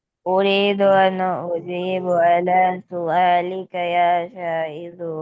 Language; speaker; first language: Arabic; non-native, learner; Bangla